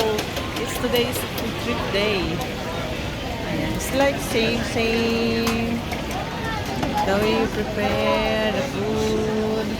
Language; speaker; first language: English; non-native, learner; Filipino